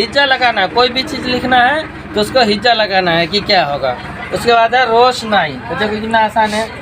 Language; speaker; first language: Hindi; native; Hindi